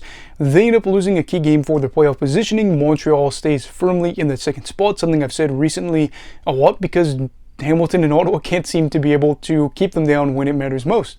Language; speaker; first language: English; native; English